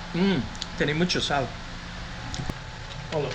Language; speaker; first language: Spanish; non-native, learner; English